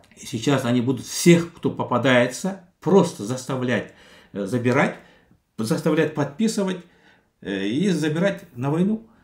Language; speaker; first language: Russian; non-native, local second language; Kazakh